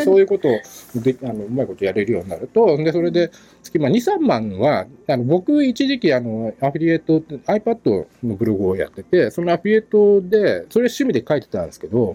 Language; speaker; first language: Japanese; native; Japanese